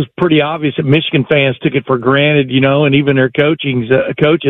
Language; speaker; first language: English; native; English